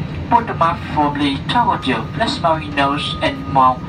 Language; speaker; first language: English; non-native, learner; Vietnamese